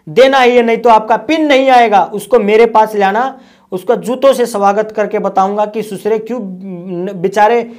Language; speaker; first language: Hindi; native; Hindi